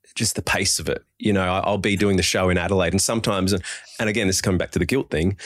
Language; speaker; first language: English; native; English